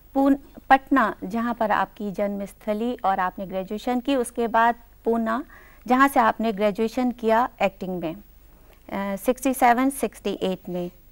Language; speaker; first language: Hindi; native; Hindi